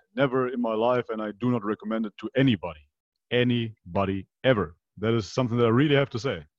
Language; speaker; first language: English; non-native, fluent; Macedonian